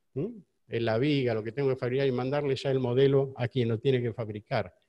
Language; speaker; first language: Spanish; native; Spanish